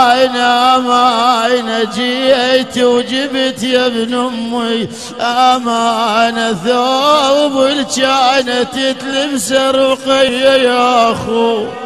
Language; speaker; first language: Arabic; native; Arabic